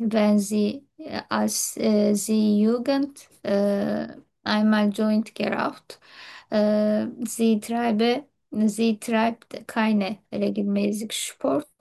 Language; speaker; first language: German; non-native, learner; Turkish